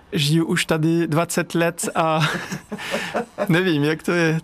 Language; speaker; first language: Czech; non-native, fluent; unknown